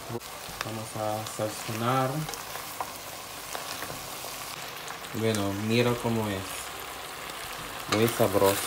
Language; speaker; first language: Spanish; non-native, fluent; Filipino